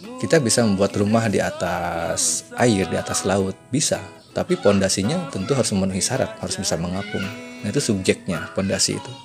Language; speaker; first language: Indonesian; non-native, local second language; Sundanese